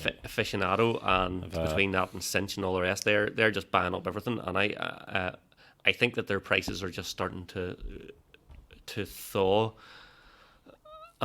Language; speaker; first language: English; native; English